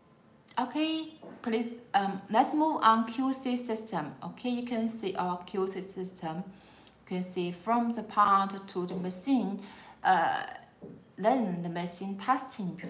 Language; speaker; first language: English; non-native, learner; Chinese